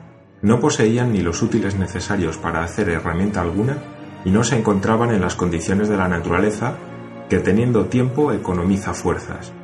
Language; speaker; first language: Spanish; native; Spanish